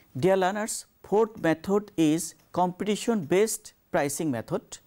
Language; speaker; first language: English; non-native, local second language; Bangla